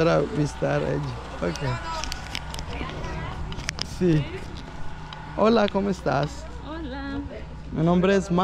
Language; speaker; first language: Spanish; non-native, learner; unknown